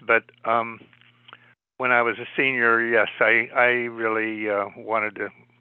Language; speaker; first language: English; native; English